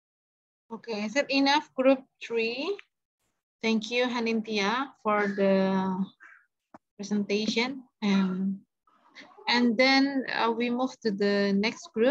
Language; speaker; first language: English; non-native, fluent; Indonesian